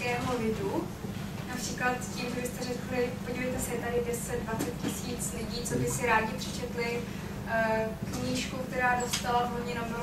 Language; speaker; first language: Czech; native; Czech